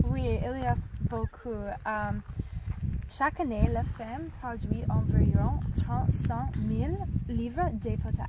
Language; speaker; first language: French; non-native, learner; English